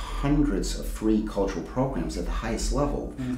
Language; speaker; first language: English; native; English